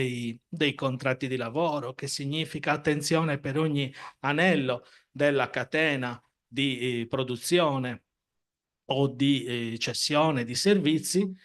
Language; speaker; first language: Italian; native; Italian